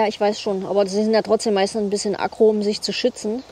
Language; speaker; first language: German; native; German